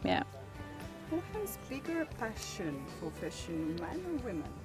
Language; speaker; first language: English; non-native, learner; Serbian